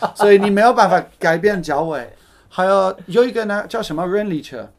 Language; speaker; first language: Chinese; non-native, fluent; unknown